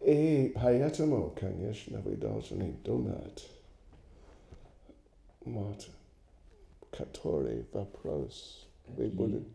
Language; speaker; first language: Russian; non-native, learner; English